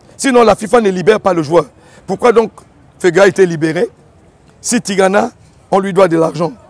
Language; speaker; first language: French; native; French